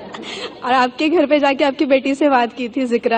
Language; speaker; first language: Hindi; native; Hindi